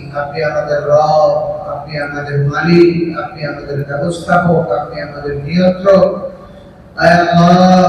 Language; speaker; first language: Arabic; non-native, fluent; Bangla